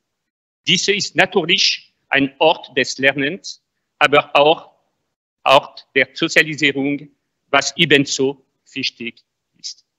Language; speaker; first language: German; non-native, fluent; French